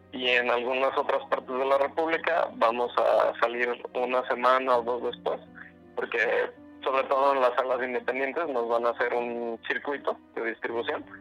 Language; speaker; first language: Spanish; native; Spanish